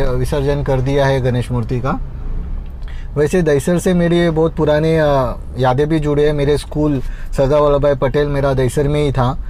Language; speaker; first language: Hindi; non-native, local second language; Marathi